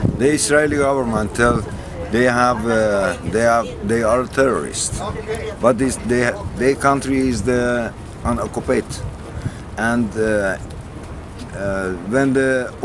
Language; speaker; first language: English; non-native, learner; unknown